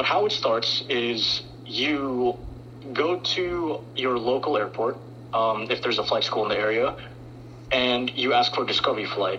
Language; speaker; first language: English; early bilingual, other home language; Filipino